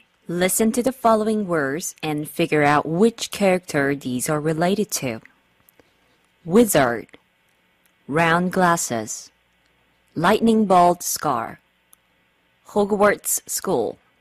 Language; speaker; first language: English; non-native, fluent; Korean